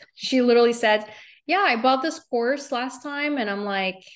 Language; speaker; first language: English; native; English